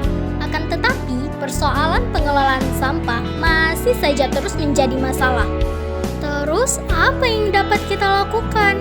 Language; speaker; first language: Indonesian; native; Indonesian